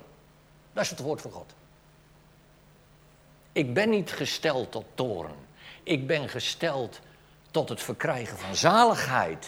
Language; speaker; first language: Dutch; native; Dutch